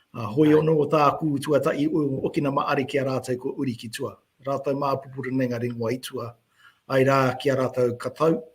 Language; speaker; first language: Māori; native; Māori